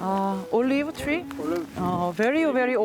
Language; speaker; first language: English; non-native, learner; Korean